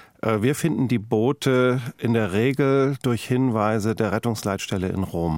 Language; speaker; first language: German; native; German